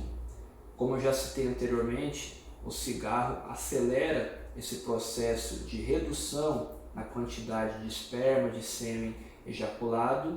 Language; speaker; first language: Portuguese; native; Portuguese